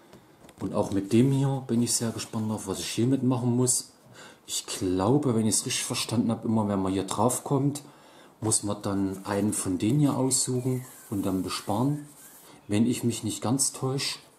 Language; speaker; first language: German; native; German